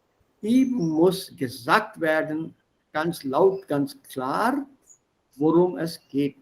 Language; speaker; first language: German; non-native, fluent; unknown